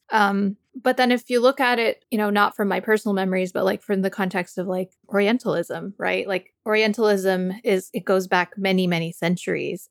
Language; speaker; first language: English; native; English